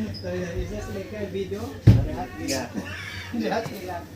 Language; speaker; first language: German; non-native, learner; Filipino